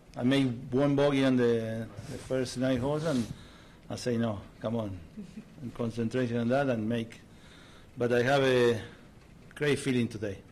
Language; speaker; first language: English; non-native, learner; Spanish